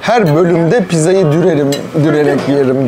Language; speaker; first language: Turkish; native; Turkish